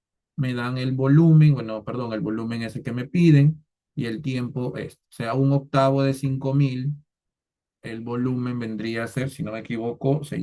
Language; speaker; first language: Spanish; native; Spanish